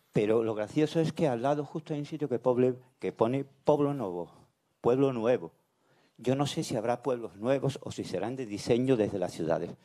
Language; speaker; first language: Spanish; native; Spanish